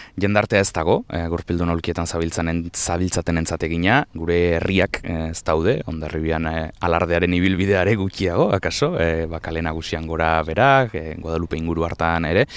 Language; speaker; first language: Basque; native; Basque